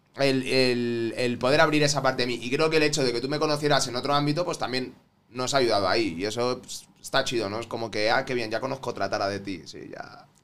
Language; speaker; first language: Spanish; native; Spanish